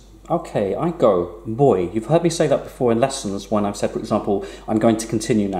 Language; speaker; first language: English; native; English